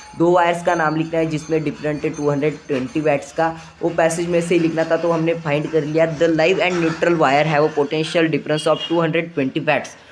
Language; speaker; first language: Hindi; non-native, local second language; Marathi